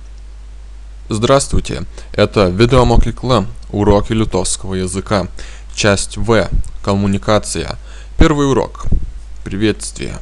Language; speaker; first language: Russian; non-native, fluent; Lithuanian